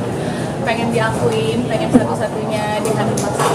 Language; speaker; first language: Indonesian; native; Indonesian